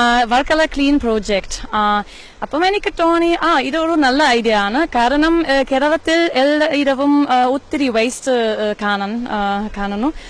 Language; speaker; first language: Malayalam; non-native, learner; German